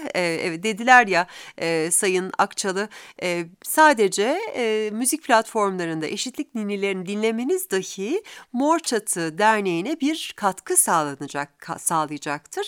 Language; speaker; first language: Turkish; native; Turkish